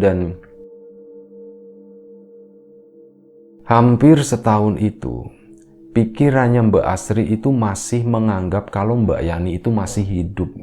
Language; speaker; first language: Indonesian; native; Indonesian